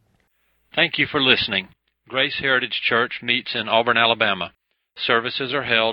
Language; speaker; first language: English; native; English